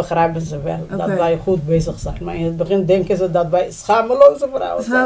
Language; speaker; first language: Dutch; non-native, learner; Somali